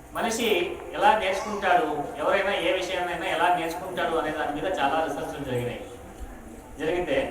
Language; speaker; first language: Telugu; non-native, local second language; Kannada